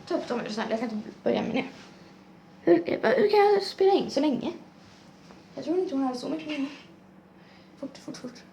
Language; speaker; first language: Swedish; native; Swedish